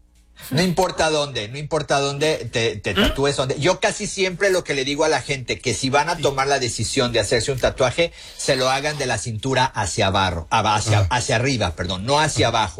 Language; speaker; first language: Spanish; native; Spanish